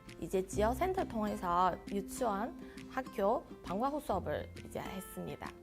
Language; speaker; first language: Korean; non-native, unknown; Chinese